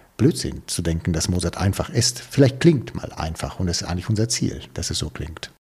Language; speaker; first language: German; non-native, fluent; Italian